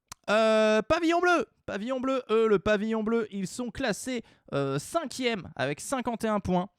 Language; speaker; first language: French; native; French